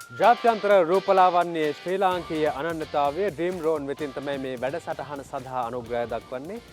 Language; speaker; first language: Sinhala; native; Sinhala